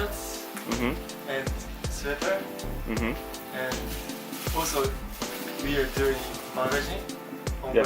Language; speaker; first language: English; non-native, learner; Japanese